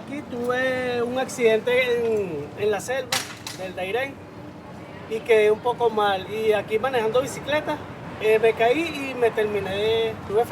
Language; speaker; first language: Spanish; native; Spanish